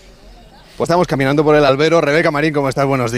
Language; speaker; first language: Spanish; native; Spanish